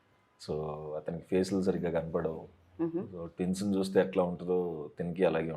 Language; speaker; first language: Telugu; native; Telugu